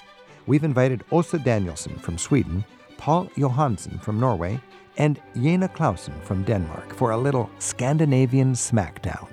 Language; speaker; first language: English; native; English